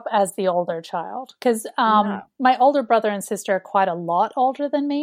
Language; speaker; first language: English; native; English